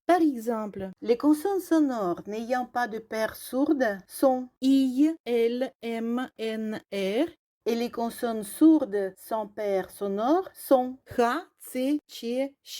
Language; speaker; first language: French; non-native, fluent; Russian